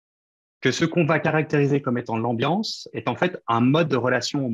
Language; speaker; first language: French; native; French